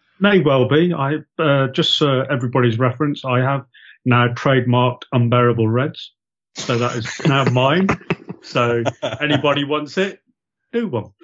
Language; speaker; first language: English; native; English